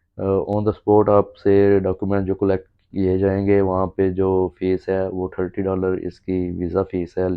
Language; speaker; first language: Urdu; non-native, local second language; Punjabi